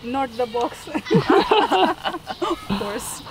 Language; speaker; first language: English; non-native, learner; Russian